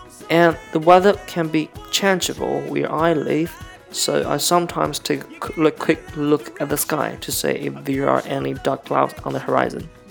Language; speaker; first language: English; non-native, fluent; Chinese